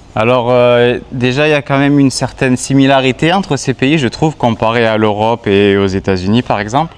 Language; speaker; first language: French; native; French